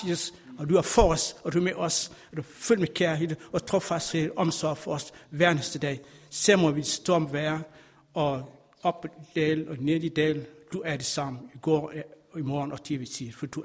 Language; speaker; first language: Danish; non-native, learner; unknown